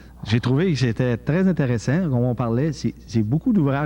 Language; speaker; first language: French; native; French